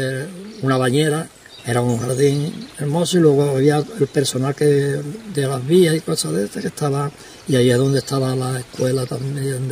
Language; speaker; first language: Spanish; native; Spanish